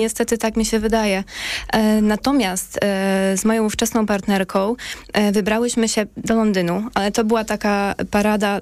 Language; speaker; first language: Polish; native; Polish